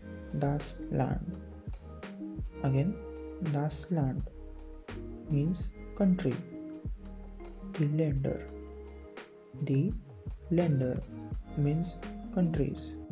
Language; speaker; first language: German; non-native, fluent; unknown